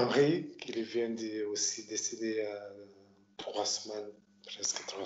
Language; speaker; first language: French; non-native, local second language; Portuguese